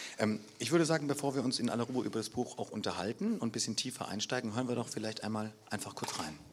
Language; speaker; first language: German; native; German